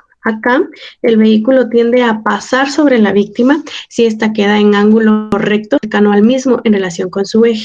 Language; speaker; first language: Spanish; native; Spanish